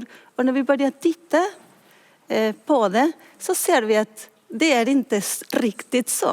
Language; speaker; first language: Swedish; non-native, fluent; Spanish